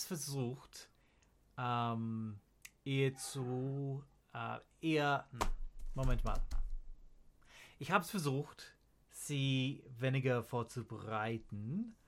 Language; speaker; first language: German; non-native, learner; English